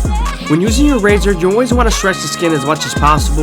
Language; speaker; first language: English; native; English